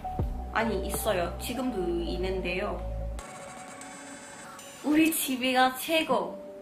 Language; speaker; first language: Korean; non-native, fluent; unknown